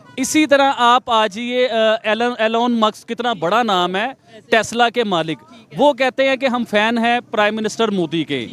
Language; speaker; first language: Urdu; non-native, local second language; Punjabi